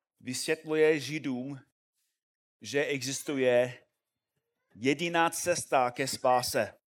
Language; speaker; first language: Czech; non-native, fluent; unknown